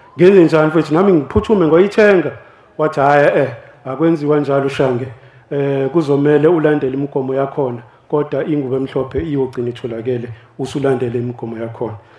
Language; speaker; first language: Zulu; native; Zulu